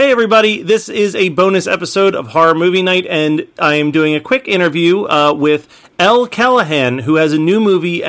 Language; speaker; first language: English; native; English